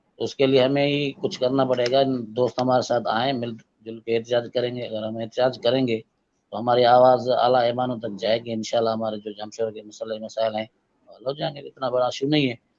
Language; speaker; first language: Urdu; non-native, local second language; Sindhi